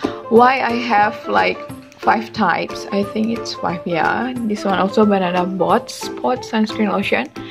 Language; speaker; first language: English; non-native, local second language; Malay